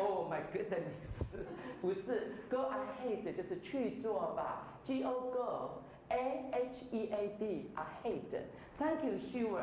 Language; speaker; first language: English; non-native, fluent; Chinese